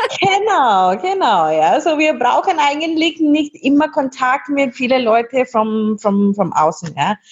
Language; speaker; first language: German; non-native, learner; Hindi